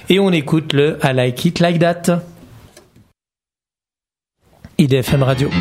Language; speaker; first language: French; native; French